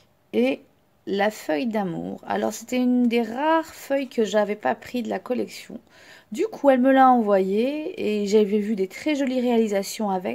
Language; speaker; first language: French; native; French